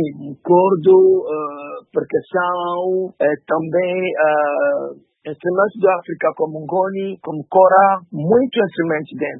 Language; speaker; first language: Portuguese; non-native, learner; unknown